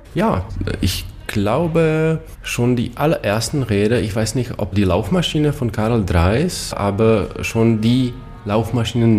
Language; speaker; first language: German; non-native, fluent; Czech